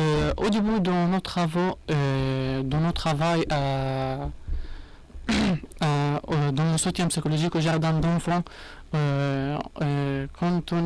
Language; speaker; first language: French; non-native, learner; Arabic